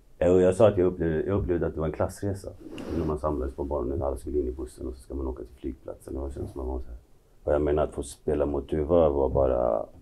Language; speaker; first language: Swedish; early bilingual, other home language; Kurdish